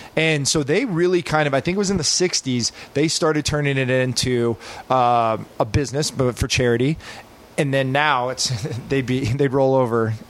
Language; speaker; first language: English; native; English